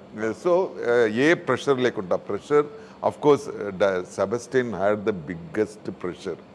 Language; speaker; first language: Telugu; non-native, fluent; Tamil